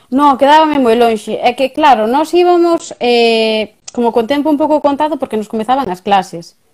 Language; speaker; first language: Galician; native; Galician